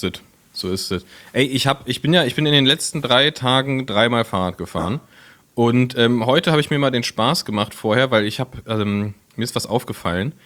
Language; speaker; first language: German; native; German